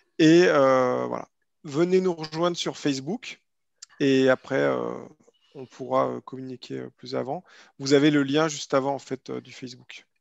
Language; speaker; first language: French; native; French